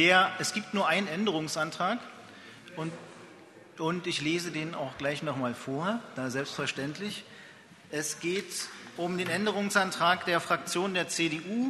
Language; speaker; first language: German; native; German